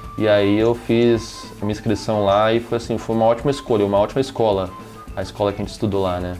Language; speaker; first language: Portuguese; native; Portuguese